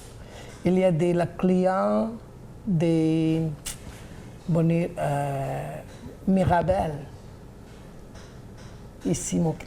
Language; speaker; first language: French; non-native, learner; Bangla